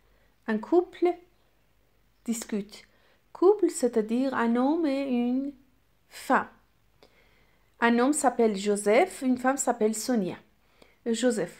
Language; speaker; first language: French; non-native, fluent; Persian